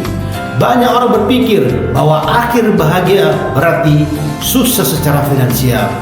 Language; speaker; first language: Indonesian; native; Indonesian